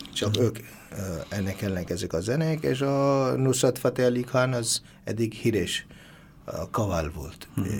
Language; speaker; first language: Hungarian; non-native, learner; Bangla